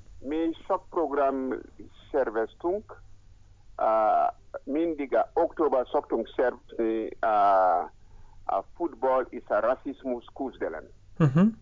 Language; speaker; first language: Hungarian; non-native, learner; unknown